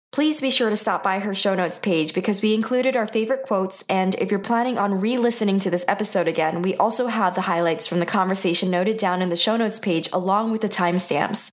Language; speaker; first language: English; native; English